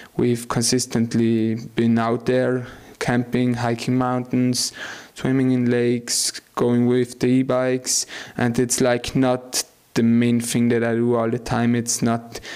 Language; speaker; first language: English; non-native, fluent; German